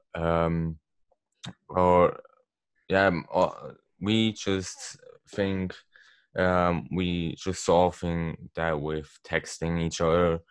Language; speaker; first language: English; non-native, learner; Swiss German